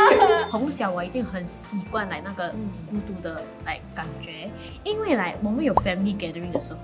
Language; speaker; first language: Chinese; non-native, local second language; English